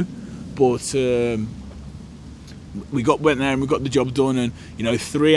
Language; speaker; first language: English; native; English